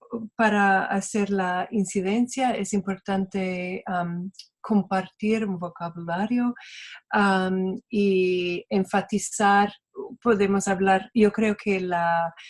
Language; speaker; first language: Spanish; non-native, fluent; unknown